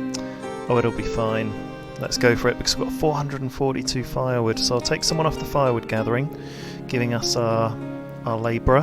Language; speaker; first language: English; native; English